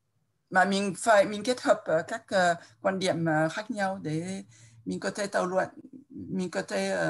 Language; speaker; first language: Vietnamese; non-native, fluent; French